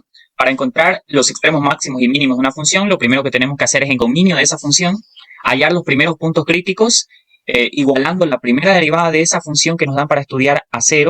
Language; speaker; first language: Spanish; native; Spanish